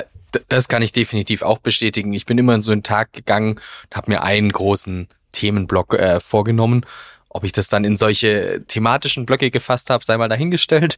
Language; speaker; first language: German; native; German